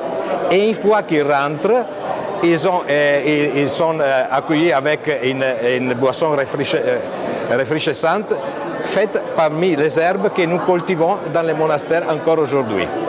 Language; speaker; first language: French; non-native, fluent; Italian